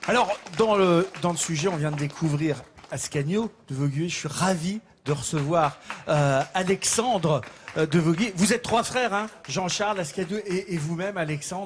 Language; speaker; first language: French; native; French